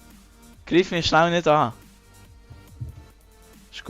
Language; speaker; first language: German; native; German